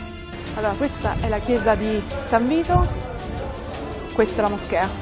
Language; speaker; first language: Italian; native; Italian